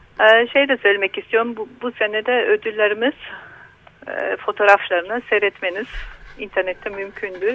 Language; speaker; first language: Turkish; non-native, learner; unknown